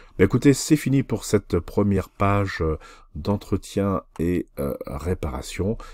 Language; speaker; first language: French; native; French